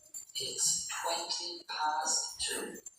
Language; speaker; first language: English; non-native, learner; Indonesian